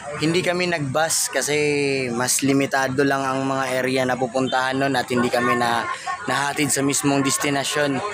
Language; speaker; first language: Filipino; non-native, local second language; Cebuano